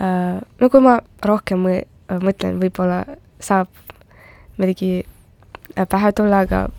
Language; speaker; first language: Estonian; non-native, local second language; Russian